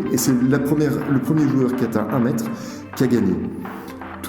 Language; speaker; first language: French; native; French